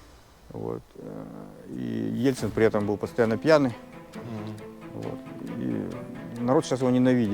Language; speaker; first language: Russian; native; Russian